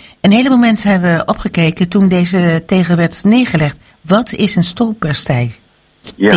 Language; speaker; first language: Dutch; native; Dutch